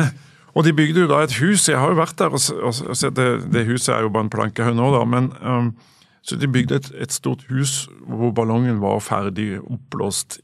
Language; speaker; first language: Norwegian; native; Norwegian